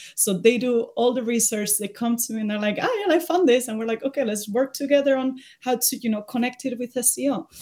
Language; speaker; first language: English; non-native, fluent; Spanish